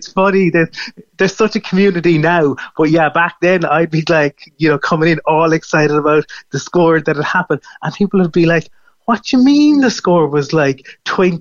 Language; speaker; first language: English; native; English